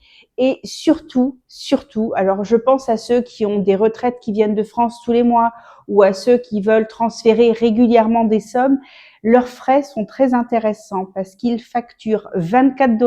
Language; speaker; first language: French; native; French